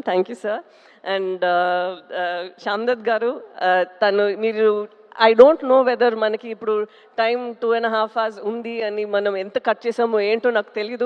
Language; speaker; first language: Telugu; non-native, fluent; Tamil